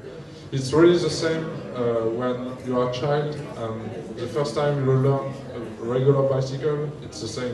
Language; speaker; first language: English; non-native, learner; French